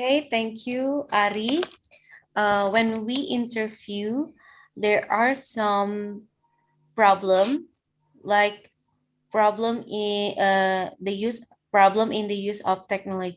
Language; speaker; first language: English; non-native, learner; Indonesian